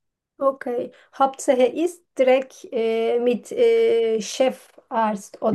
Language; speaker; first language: German; non-native, learner; Turkish